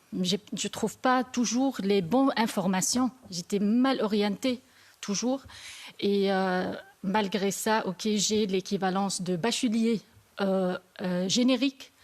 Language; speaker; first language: French; non-native, learner; Arabic